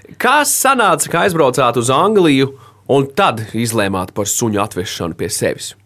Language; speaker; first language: Latvian; native; Latvian